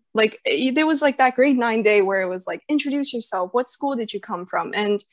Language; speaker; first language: English; early bilingual, other home language; Chinese